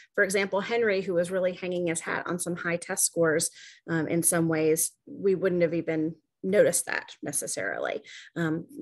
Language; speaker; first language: English; native; English